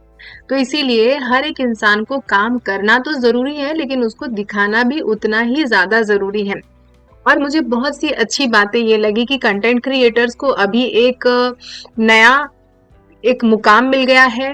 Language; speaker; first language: Hindi; native; Hindi